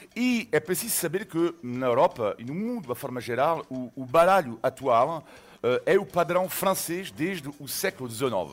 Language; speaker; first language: Portuguese; non-native, fluent; French